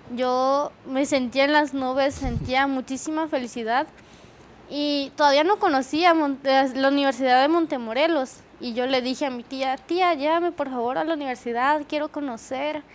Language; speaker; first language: Spanish; native; Spanish